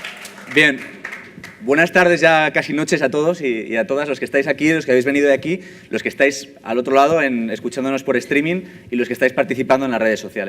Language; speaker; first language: Spanish; native; Spanish